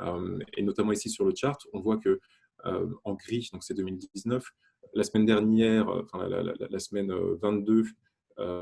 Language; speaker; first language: French; native; French